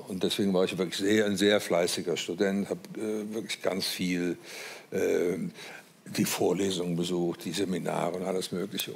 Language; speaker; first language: German; native; German